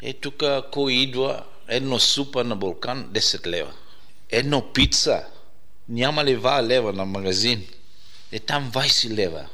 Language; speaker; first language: Bulgarian; non-native, learner; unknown